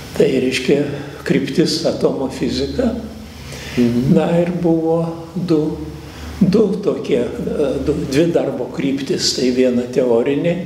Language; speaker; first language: Lithuanian; native; Lithuanian